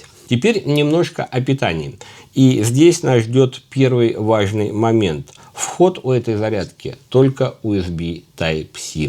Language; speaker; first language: Russian; native; Russian